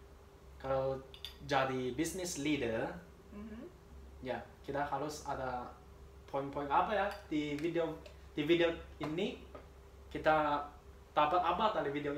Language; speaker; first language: Indonesian; non-native, learner; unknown